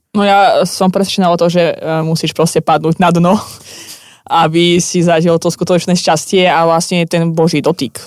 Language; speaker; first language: Slovak; non-native, fluent; Russian